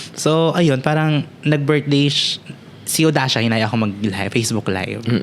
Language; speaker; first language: Filipino; native; Filipino